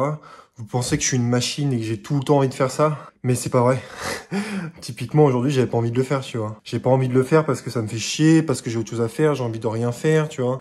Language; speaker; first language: French; native; French